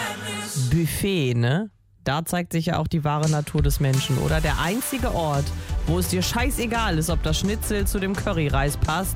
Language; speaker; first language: German; native; German